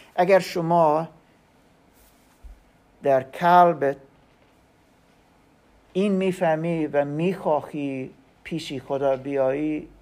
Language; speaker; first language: Persian; non-native, learner; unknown